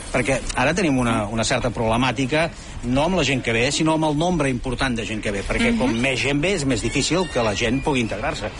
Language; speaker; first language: Catalan; native; Catalan